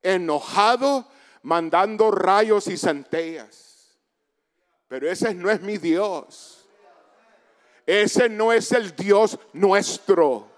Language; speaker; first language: Spanish; early bilingual, heritage; Spanish